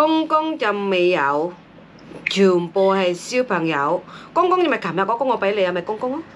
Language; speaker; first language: Cantonese; non-native, fluent; Indonesian